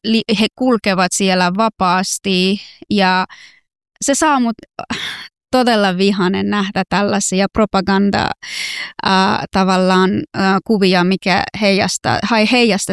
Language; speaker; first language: Finnish; non-native, fluent; Persian